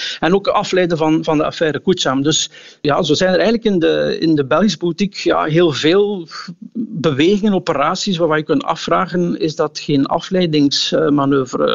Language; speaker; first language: Dutch; native; Dutch